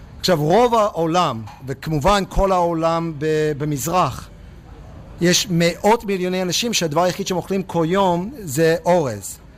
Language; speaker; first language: Hebrew; non-native, fluent; English